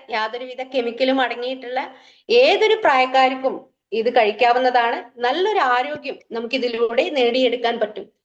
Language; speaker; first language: Malayalam; native; Malayalam